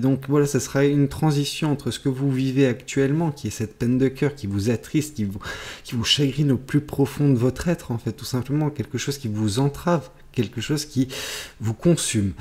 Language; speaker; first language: French; native; French